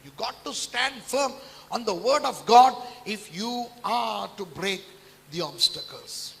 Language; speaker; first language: English; non-native, local second language; Tamil